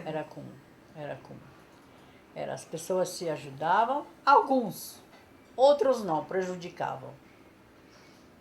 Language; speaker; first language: Portuguese; non-native, fluent; Polish